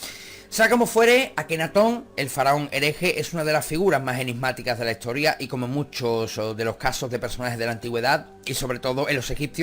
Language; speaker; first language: Spanish; native; Spanish